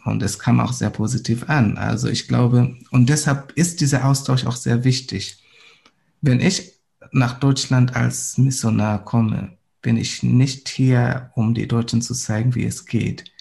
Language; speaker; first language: German; non-native, fluent; Swahili